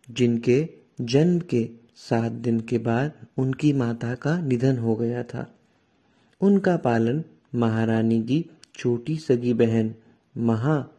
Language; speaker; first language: Hindi; native; Hindi